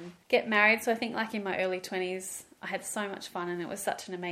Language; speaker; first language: English; native; English